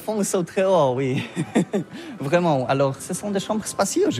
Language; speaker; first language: French; non-native, learner; Polish